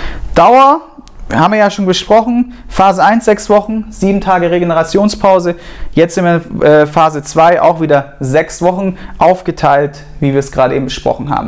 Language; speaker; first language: German; native; German